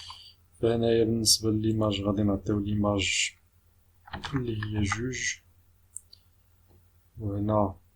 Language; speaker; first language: Arabic; native; Arabic